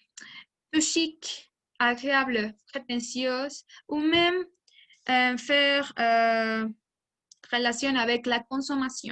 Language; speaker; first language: French; non-native, learner; Spanish